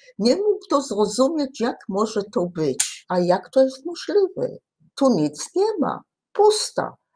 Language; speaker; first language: Polish; early bilingual, heritage; Polish